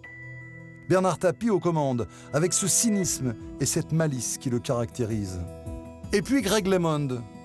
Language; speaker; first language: French; native; French